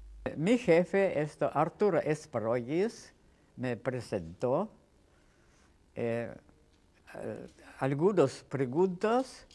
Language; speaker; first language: Spanish; non-native, fluent; Russian